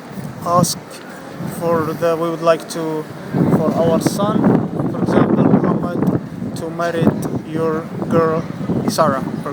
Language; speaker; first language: English; non-native, fluent; Arabic